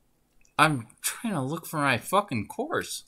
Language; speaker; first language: English; native; English